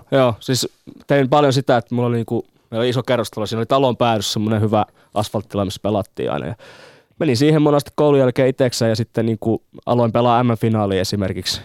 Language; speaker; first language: Finnish; native; Finnish